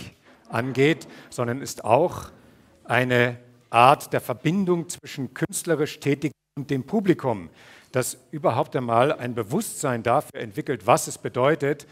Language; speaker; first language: German; native; German